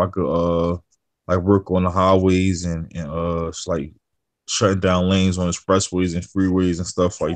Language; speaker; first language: English; native; English